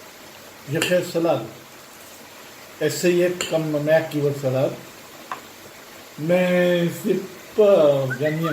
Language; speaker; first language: French; non-native, learner; Urdu